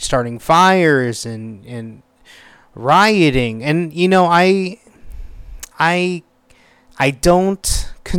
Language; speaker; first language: English; native; English